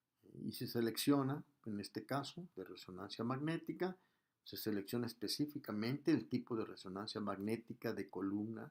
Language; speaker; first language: Spanish; native; Spanish